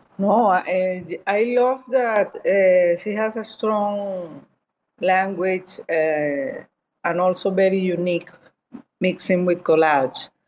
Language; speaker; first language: English; non-native, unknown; Italian